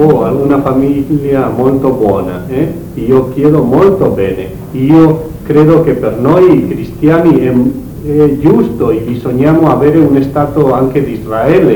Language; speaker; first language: Italian; non-native, learner; Spanish